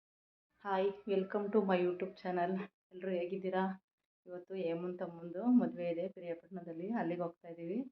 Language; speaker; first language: Kannada; native; Kannada